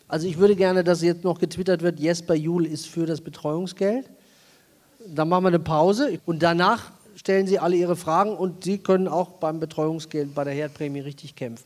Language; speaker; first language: German; native; German